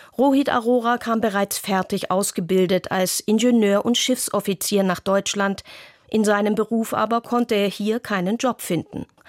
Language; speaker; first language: German; native; German